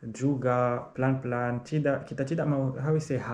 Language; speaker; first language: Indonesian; non-native, learner; Arabic